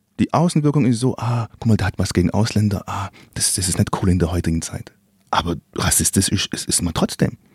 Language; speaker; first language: German; native; German